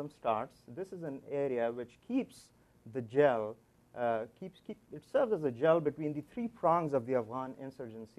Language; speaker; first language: English; non-native, local second language; Pashto